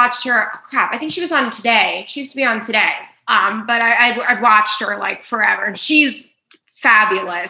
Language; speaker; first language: English; native; English